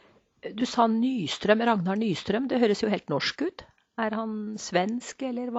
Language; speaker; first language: Norwegian; native; Norwegian